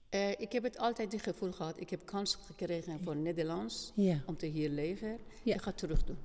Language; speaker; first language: Dutch; non-native, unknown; Persian